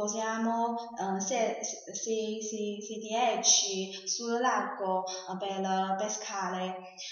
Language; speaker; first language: Italian; non-native, learner; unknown